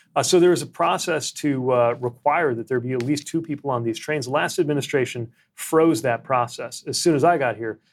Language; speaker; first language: English; native; English